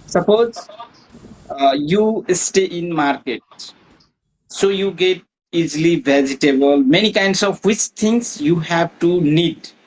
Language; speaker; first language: English; non-native, learner; Maithili